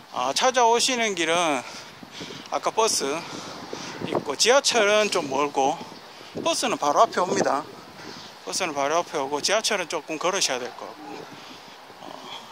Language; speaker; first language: Korean; native; Korean